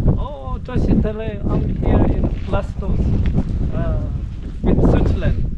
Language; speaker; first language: English; non-native, learner; Tibetan